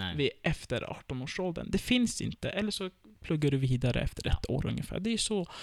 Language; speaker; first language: Swedish; early bilingual, other home language; Turkish